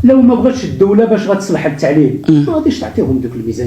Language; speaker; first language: Arabic; native; Arabic